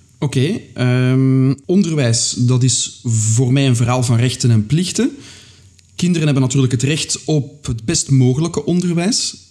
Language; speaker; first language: Dutch; native; Dutch